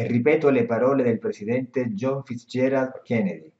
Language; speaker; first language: Italian; native; Italian